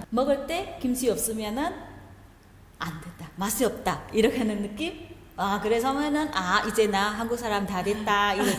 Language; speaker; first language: Korean; non-native, learner; Vietnamese